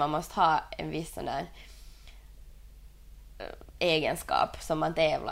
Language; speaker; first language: Swedish; non-native, local second language; Finnish